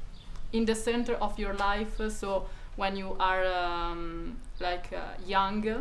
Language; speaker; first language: English; non-native, fluent; Italian